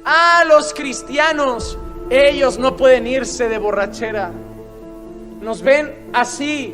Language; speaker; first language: Spanish; native; Spanish